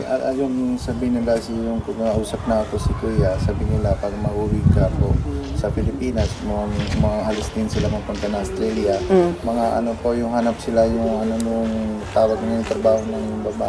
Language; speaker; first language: Filipino; non-native, learner; Hindi